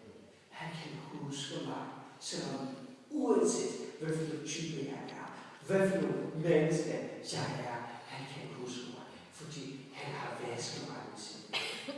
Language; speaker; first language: Danish; non-native, fluent; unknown